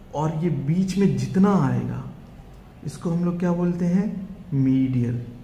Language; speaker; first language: Hindi; native; Hindi